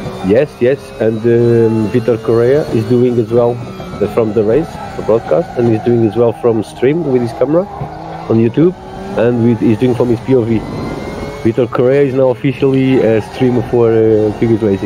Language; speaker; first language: English; non-native, fluent; Portuguese